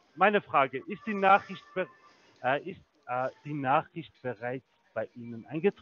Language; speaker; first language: German; non-native, fluent; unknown